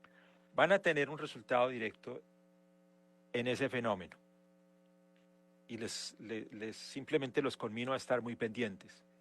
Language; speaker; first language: Spanish; native; Spanish